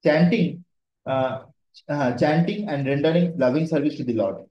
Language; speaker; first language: English; non-native, local second language; Bangla